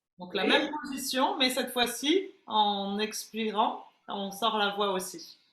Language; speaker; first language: French; native; French